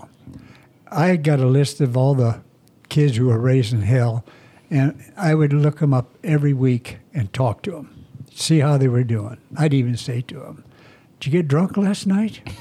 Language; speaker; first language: English; native; English